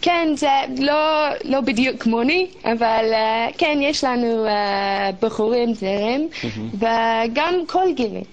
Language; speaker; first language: Hebrew; non-native, learner; English